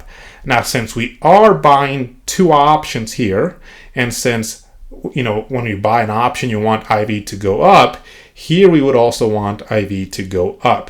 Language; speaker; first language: English; native; English